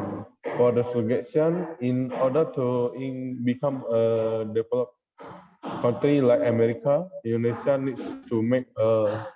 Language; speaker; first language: English; non-native, learner; Indonesian